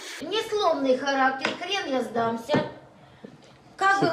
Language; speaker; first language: Russian; native; Russian